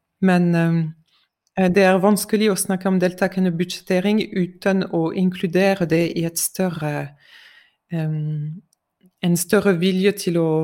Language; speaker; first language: Norwegian; non-native, fluent; French